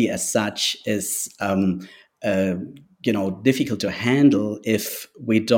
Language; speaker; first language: English; non-native, fluent; German